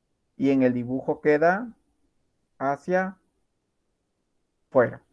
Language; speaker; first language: Spanish; native; Spanish